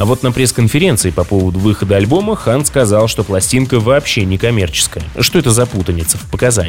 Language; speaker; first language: Russian; native; Russian